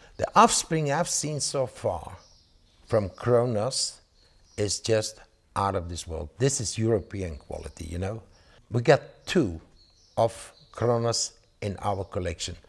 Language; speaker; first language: English; non-native, fluent; Dutch